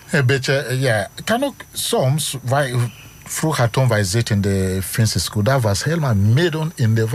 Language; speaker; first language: Dutch; non-native, learner; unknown